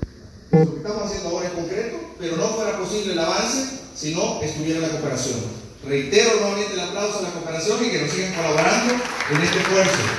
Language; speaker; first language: Spanish; native; Spanish